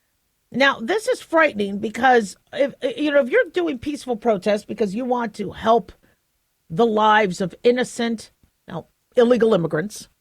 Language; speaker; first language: English; native; English